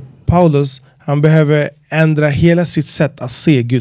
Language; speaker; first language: Swedish; non-native, fluent; Spanish